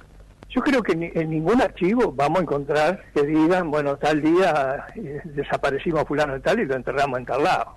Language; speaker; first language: Spanish; native; Spanish